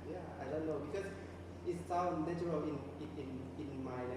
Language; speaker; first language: English; non-native, learner; Thai